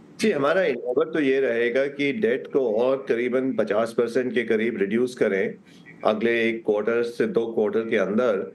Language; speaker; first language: Hindi; native; Hindi